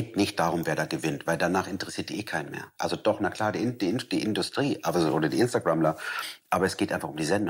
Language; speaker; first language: German; native; German